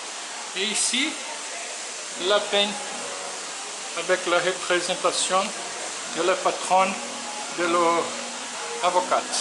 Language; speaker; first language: French; non-native, learner; Portuguese